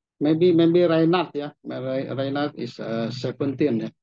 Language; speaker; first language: English; non-native, learner; Indonesian